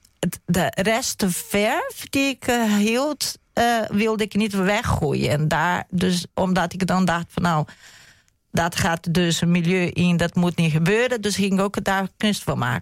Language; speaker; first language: Dutch; non-native, fluent; Portuguese